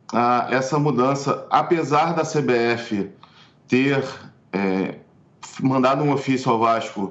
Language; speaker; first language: Portuguese; native; Portuguese